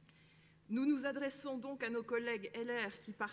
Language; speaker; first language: French; native; French